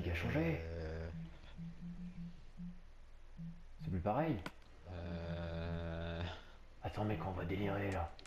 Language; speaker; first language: French; native; French